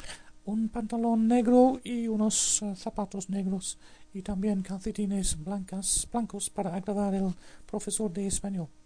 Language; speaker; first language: Spanish; non-native, fluent; English